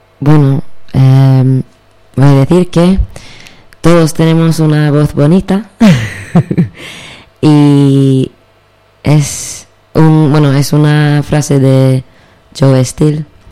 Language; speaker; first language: Spanish; non-native, fluent; English